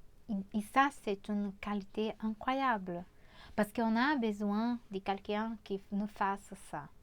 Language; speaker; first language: French; non-native, fluent; Portuguese